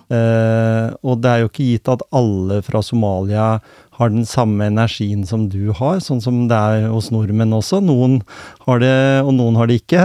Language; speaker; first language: Norwegian; native; Norwegian